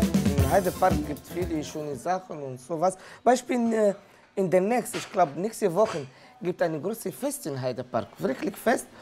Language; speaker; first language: German; non-native, learner; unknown